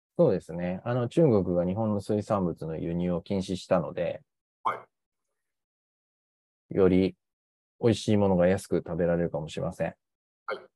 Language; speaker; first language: Japanese; native; Japanese